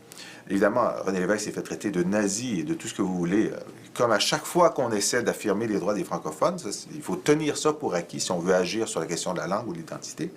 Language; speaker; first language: French; native; French